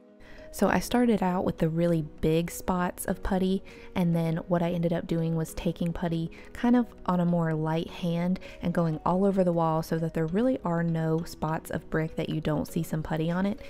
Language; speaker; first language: English; native; English